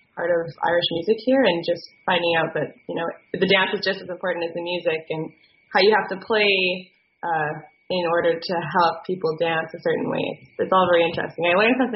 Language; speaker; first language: English; native; English